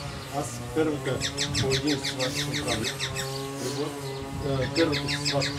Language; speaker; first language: Bulgarian; non-native, learner; Russian